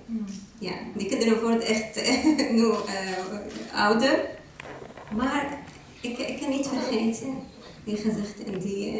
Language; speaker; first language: Dutch; non-native, learner; Arabic